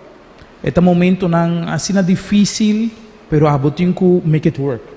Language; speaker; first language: Portuguese; non-native, learner; Papiamento